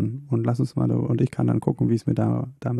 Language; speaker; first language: German; native; German